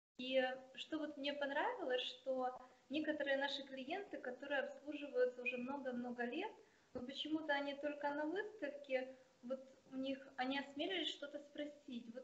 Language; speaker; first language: Russian; non-native, local second language; Ukrainian